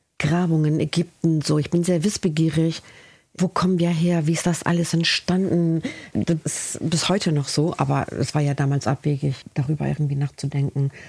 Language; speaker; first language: German; early bilingual, other home language; Spanish